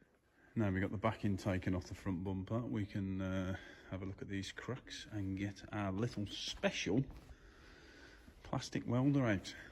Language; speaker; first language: English; native; English